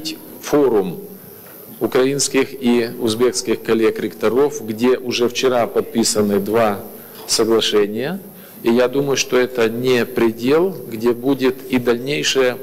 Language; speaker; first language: Russian; native; Russian